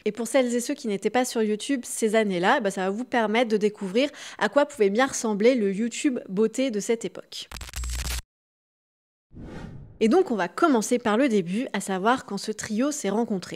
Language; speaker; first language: French; native; French